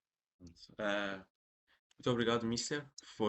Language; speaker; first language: Portuguese; non-native, fluent; Persian